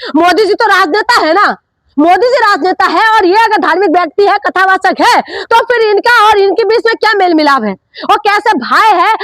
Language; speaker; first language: Hindi; non-native, local second language; Assamese